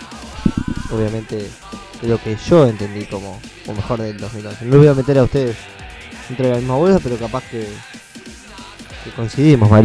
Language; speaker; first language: Spanish; native; Spanish